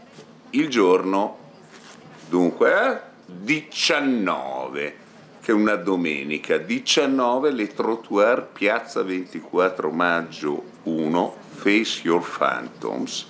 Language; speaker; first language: Italian; native; Italian